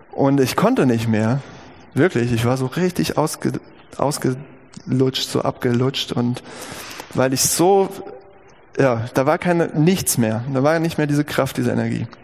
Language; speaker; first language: German; native; German